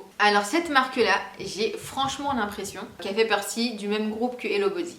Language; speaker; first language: French; native; French